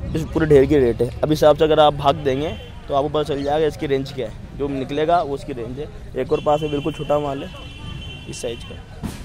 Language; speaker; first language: Hindi; native; Hindi